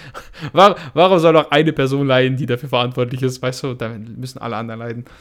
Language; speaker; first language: German; non-native, fluent; Russian